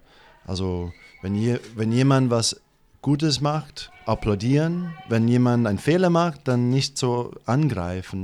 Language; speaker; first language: German; non-native, fluent; English